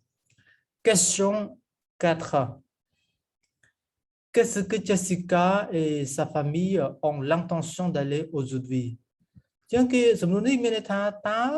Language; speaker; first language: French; non-native, fluent; Khmer